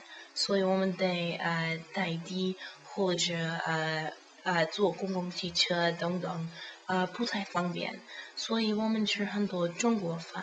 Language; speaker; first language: Chinese; non-native, learner; English